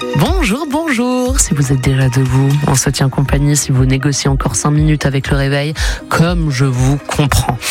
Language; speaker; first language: French; native; French